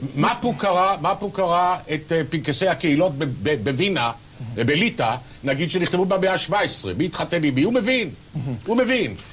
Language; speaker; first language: Hebrew; native; Hebrew